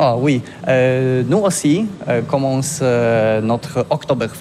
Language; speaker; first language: French; non-native, learner; Polish